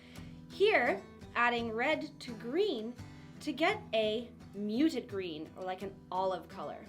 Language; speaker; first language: English; native; English